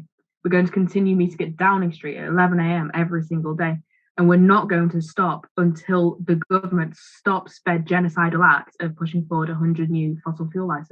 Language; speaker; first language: English; native; English